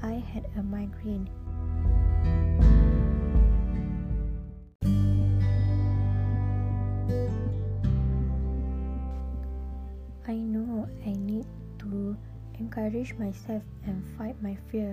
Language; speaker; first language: English; non-native, local second language; Malay